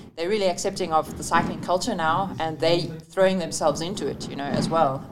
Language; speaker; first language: English; native; English